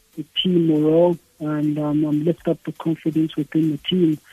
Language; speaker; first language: English; non-native, local second language; Xhosa